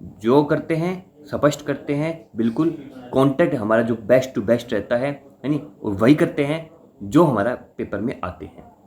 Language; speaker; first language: Hindi; native; Hindi